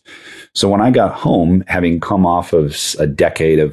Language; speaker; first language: English; native; English